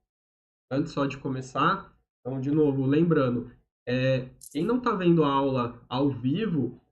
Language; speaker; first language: Portuguese; native; Portuguese